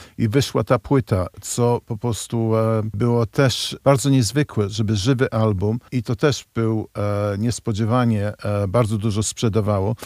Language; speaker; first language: Polish; non-native, fluent; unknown